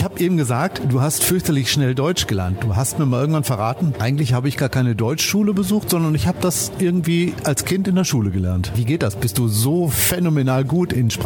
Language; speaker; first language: German; native; German